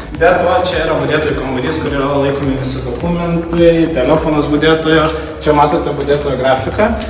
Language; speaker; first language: Lithuanian; early bilingual, heritage; Lithuanian